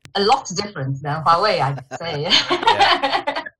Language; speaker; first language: English; non-native, fluent; Chinese